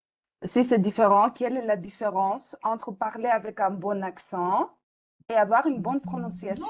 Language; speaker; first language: French; non-native, fluent; Greek